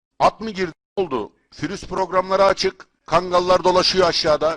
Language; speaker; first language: Turkish; native; Turkish